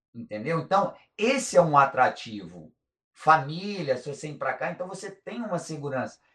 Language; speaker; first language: Portuguese; native; Portuguese